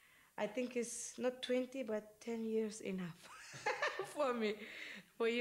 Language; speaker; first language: English; non-native, learner; Uzbek